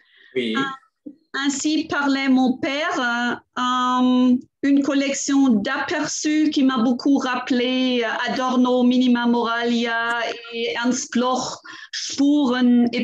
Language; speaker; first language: French; non-native, fluent; German